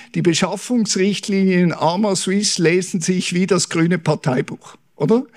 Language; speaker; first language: German; native; German